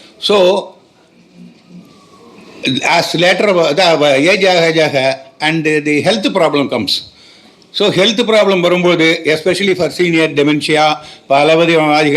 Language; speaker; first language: Tamil; native; Tamil